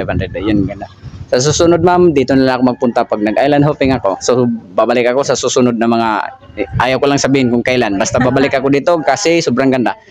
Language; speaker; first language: Filipino; native; Filipino